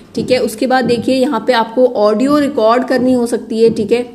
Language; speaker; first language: Hindi; native; Hindi